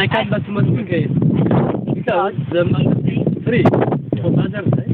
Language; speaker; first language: English; non-native, learner; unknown